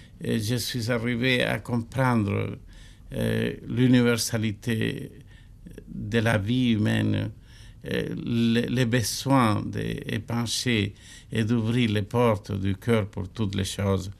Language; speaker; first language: French; non-native, learner; Spanish